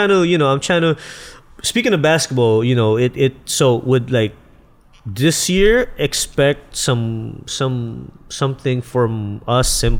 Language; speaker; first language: English; non-native, local second language; Filipino